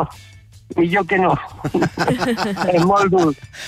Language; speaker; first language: Catalan; non-native, local second language; Spanish